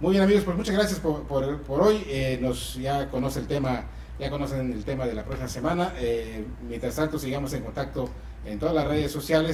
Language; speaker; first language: Spanish; native; Spanish